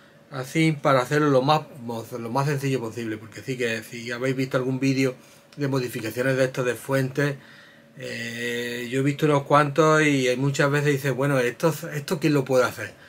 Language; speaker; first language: Spanish; native; Spanish